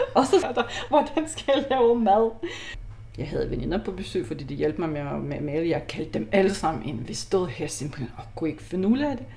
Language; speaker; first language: Danish; non-native, fluent; Lithuanian